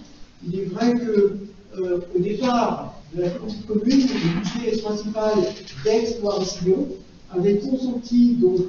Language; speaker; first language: French; native; French